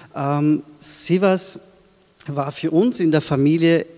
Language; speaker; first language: German; early bilingual, other home language; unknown